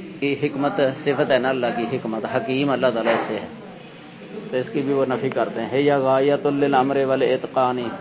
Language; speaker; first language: Urdu; non-native, local second language; Punjabi